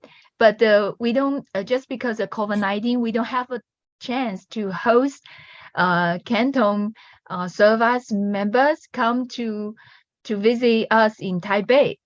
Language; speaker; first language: English; non-native, learner; Chinese